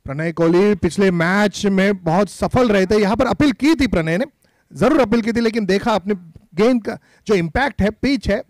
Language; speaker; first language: Hindi; non-native, local second language; Marathi